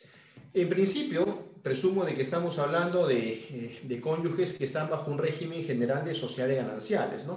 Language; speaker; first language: Spanish; native; Spanish